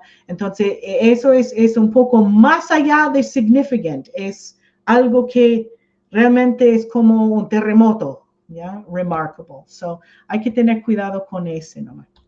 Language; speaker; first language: Spanish; non-native, fluent; English